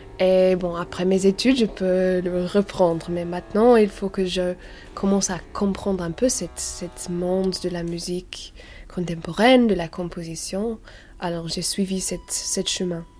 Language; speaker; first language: French; non-native, learner; English